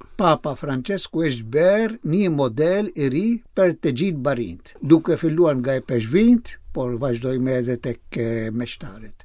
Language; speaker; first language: Albanian; non-native, fluent; Maltese